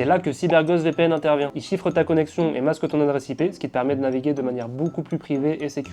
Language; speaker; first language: French; native; French